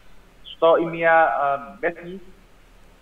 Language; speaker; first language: Russian; non-native, learner; Vietnamese